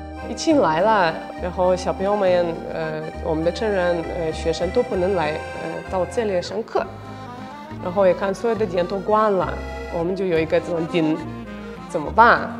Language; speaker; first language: Chinese; non-native, fluent; Russian